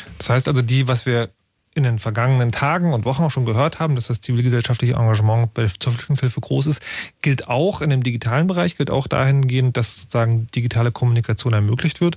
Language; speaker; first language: German; native; German